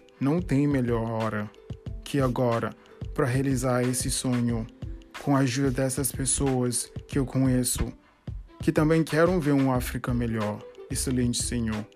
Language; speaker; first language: Portuguese; non-native, learner; English